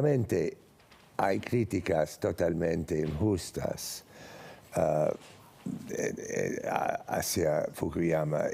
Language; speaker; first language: Spanish; non-native, fluent; English